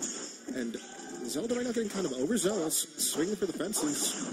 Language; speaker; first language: English; native; English